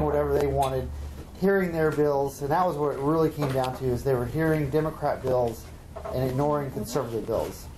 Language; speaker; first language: English; native; English